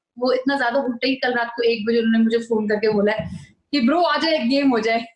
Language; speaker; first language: Hindi; native; Hindi